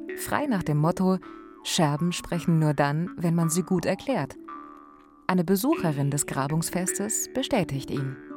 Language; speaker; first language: German; native; German